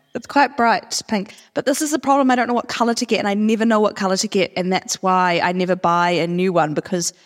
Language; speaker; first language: English; native; English